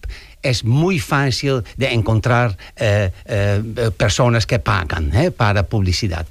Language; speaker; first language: Spanish; non-native, learner; Dutch